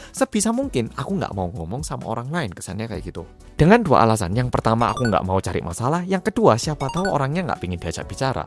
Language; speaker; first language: Indonesian; early bilingual, other home language; Korean